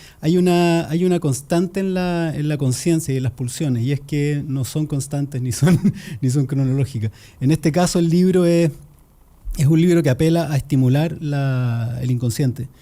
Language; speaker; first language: Spanish; native; Spanish